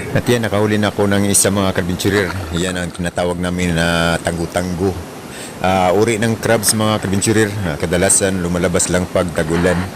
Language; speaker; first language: Filipino; non-native, local second language; Cebuano